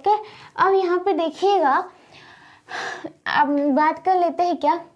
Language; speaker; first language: Hindi; native; Hindi